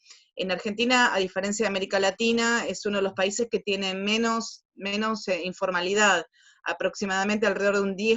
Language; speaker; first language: Spanish; native; Spanish